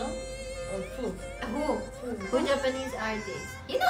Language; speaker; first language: English; non-native, learner; Japanese